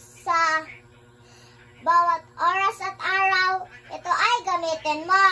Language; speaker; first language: Filipino; native; Filipino